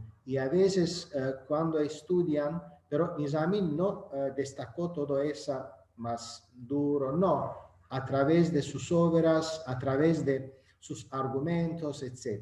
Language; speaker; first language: Spanish; non-native, fluent; Azerbaijani